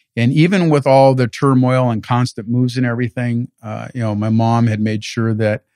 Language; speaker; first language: English; native; English